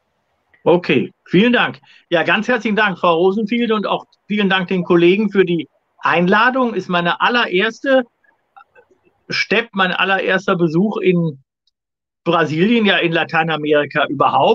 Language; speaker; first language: German; native; German